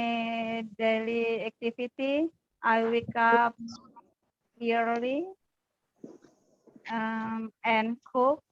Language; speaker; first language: English; non-native, learner; Indonesian